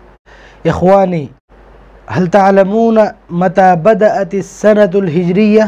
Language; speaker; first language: Arabic; non-native, fluent; Urdu